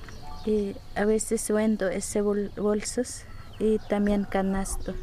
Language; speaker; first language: Spanish; non-native, local second language; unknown